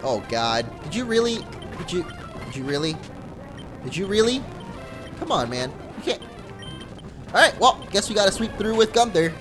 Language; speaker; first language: English; native; English